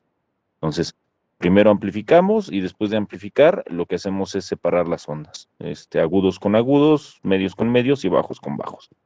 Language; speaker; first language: Spanish; native; Spanish